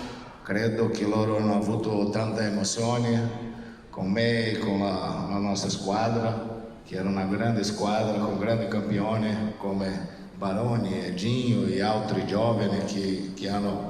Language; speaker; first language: Italian; non-native, fluent; Portuguese